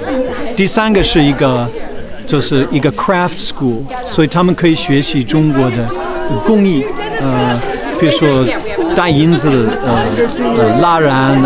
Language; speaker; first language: Chinese; non-native, fluent; English